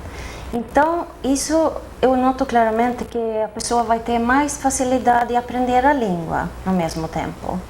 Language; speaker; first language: Portuguese; non-native, fluent; Swedish